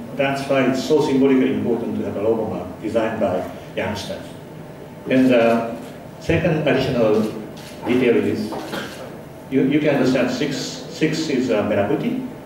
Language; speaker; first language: English; non-native, fluent; Japanese